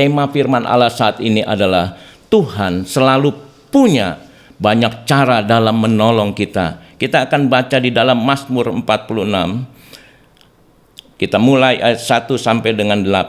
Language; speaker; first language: Indonesian; native; Indonesian